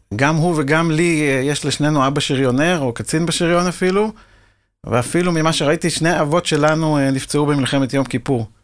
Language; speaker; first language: Hebrew; native; Hebrew